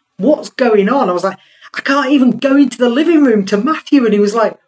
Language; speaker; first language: English; native; English